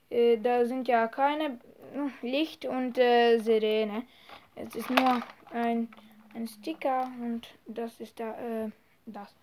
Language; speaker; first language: German; non-native, learner; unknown